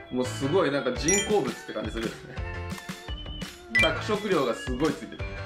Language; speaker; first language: Japanese; native; Japanese